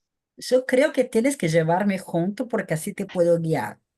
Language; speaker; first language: Spanish; non-native, fluent; Portuguese